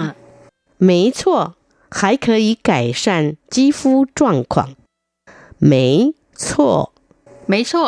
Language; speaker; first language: Chinese; non-native, fluent; Vietnamese